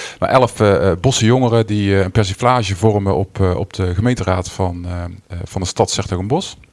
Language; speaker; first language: Dutch; native; Dutch